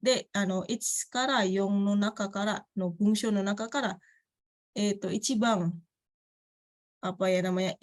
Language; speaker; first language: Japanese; non-native, fluent; Indonesian